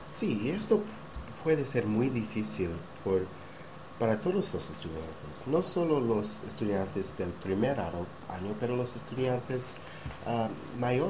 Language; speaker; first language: Spanish; non-native, learner; English